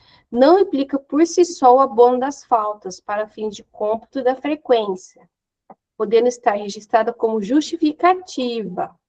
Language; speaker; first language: Portuguese; native; Portuguese